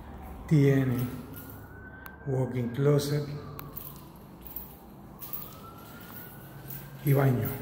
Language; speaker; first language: Spanish; native; Spanish